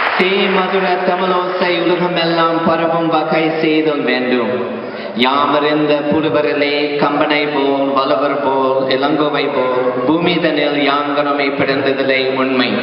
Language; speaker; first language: Tamil; non-native, fluent; English